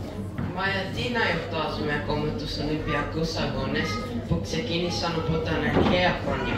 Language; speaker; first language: Greek; early bilingual, heritage; Greek